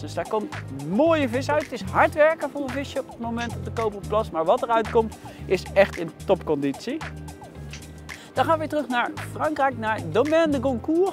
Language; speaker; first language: Dutch; native; Dutch